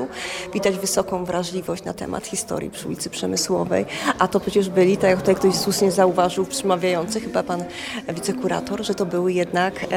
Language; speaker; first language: Polish; native; Polish